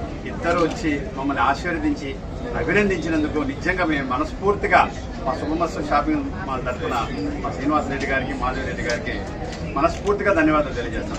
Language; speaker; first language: Telugu; native; Telugu